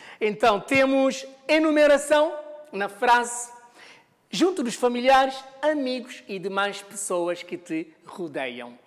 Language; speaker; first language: Portuguese; non-native, local second language; Kabuverdianu